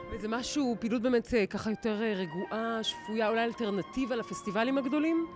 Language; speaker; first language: Hebrew; native; Hebrew